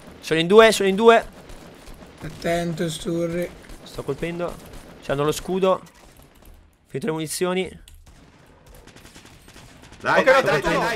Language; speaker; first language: Italian; native; Italian